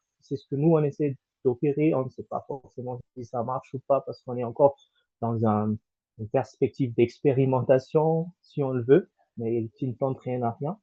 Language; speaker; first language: French; non-native, local second language; Malagasy